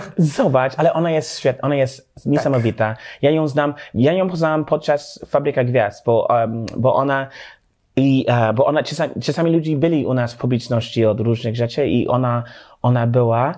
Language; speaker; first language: Polish; non-native, learner; English